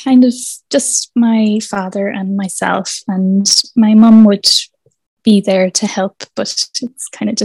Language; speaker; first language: English; native; English